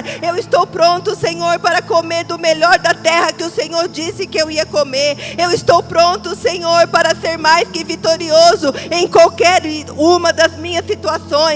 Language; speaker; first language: Portuguese; native; Portuguese